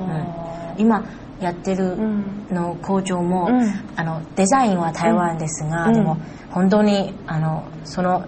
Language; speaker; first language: Japanese; non-native, learner; Chinese